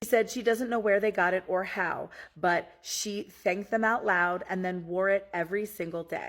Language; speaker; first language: English; native; English